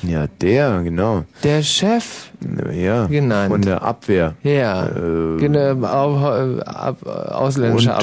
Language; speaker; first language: German; native; German